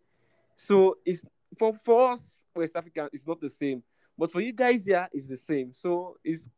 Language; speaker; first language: English; non-native, local second language; Krio